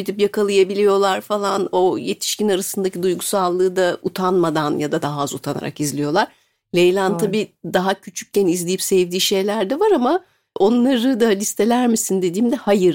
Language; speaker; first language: Turkish; native; Turkish